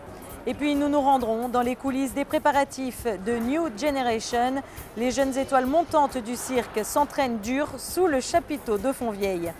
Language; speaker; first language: French; native; French